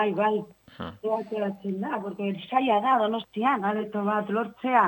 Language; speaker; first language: Basque; non-native, local second language; Spanish